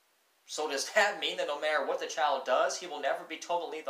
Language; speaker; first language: English; native; English